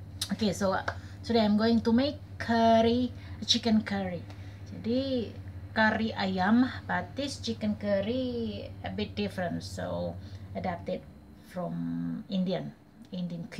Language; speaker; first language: English; non-native, learner; Indonesian